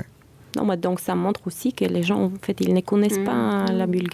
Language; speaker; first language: French; non-native, fluent; Bulgarian